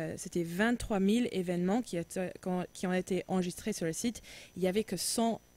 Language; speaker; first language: French; non-native, fluent; English